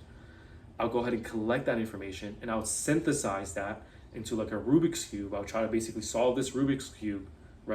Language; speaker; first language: English; native; English